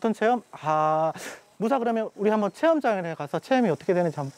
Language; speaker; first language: Korean; native; Korean